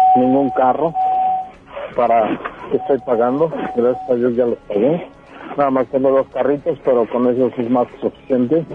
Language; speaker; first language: Spanish; native; Spanish